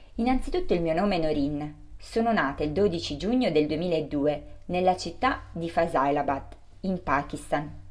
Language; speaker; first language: Italian; early bilingual, other home language; Urdu